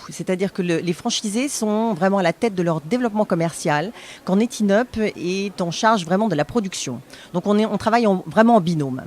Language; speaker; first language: French; native; French